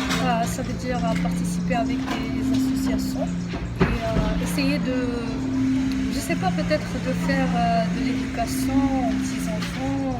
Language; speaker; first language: French; non-native, local second language; Arabic